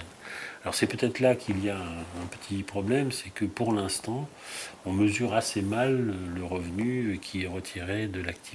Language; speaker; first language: French; native; French